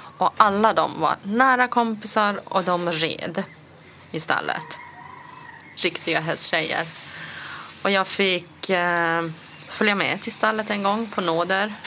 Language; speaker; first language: Swedish; early bilingual, other home language; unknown